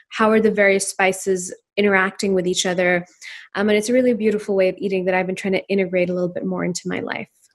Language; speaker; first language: English; non-native, local second language; Urdu